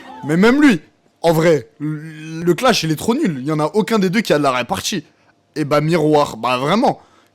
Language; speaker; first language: French; native; French